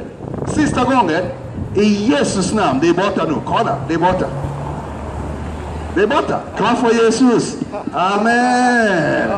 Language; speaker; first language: Swedish; non-native, fluent; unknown